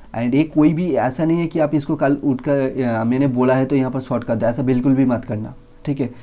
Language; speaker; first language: Hindi; non-native, local second language; Bangla